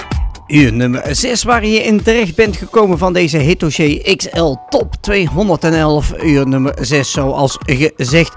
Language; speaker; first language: Dutch; native; Dutch